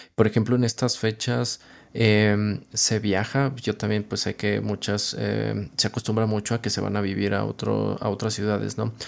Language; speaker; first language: Spanish; native; Spanish